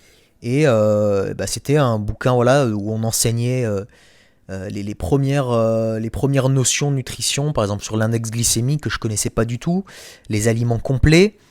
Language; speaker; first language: French; native; French